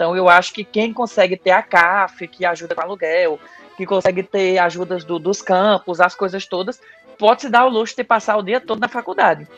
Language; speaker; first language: Portuguese; native; Portuguese